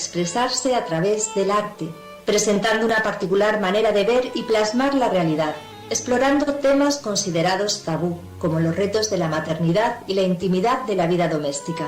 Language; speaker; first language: Spanish; native; Spanish